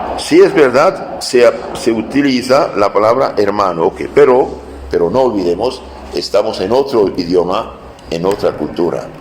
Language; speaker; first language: Spanish; non-native, fluent; Aramaic